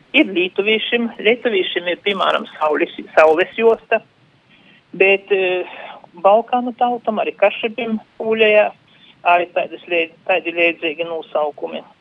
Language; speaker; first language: Latvian; native; Latvian